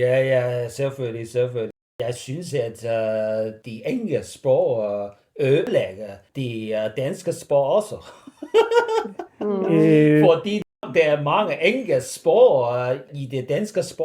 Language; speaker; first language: Danish; non-native, learner; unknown